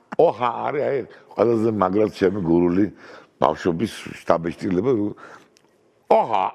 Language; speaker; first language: Georgian; native; Georgian